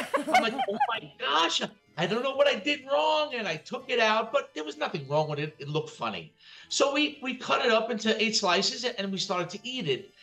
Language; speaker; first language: English; native; English